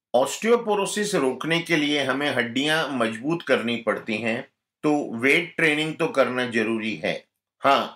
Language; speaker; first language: Hindi; non-native, local second language; Gujarati